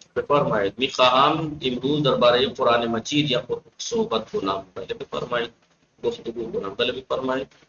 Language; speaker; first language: Persian; non-native, fluent; Urdu